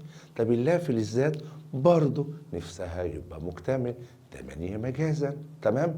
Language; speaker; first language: Arabic; native; Arabic